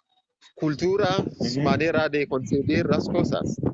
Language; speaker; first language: Spanish; non-native, fluent; Haitian Creole